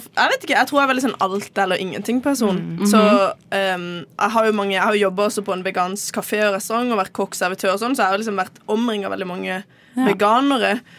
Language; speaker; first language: Norwegian; native; Norwegian